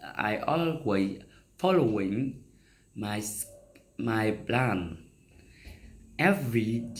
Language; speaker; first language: English; non-native, learner; Vietnamese